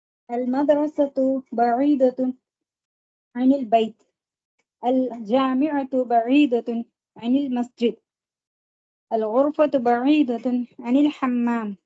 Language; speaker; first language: Arabic; non-native, learner; Tamil